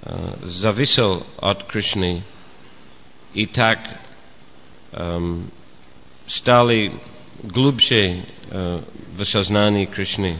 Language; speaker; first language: Russian; non-native, fluent; English